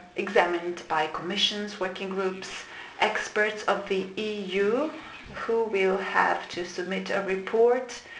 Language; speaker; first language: English; non-native, fluent; Slovenian